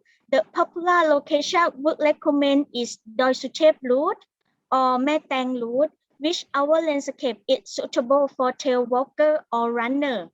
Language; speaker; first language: English; non-native, learner; Thai